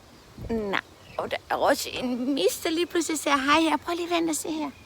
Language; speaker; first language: Danish; native; Danish